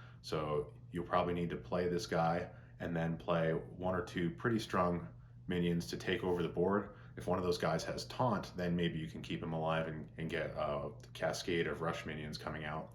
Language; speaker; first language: English; native; English